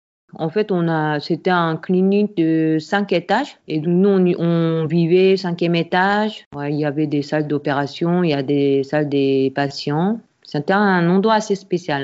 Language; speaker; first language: French; non-native, fluent; Korean